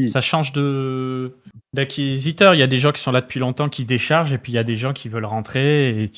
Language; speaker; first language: French; native; French